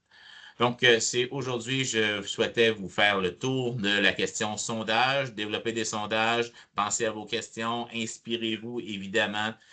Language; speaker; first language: French; native; French